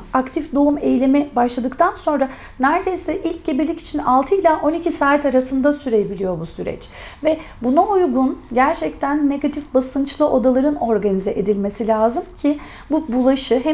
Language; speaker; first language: Turkish; native; Turkish